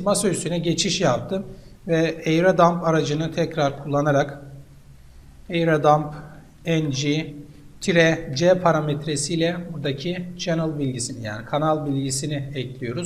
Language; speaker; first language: Turkish; native; Turkish